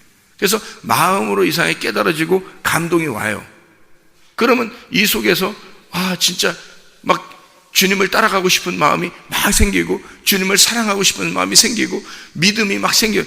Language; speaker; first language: Korean; native; Korean